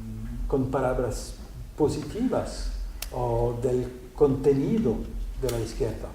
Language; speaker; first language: Spanish; non-native, learner; French